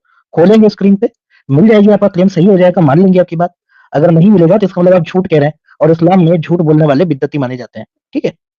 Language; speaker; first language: Hindi; native; Hindi